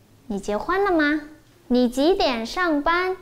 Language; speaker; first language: Chinese; non-native, fluent; Vietnamese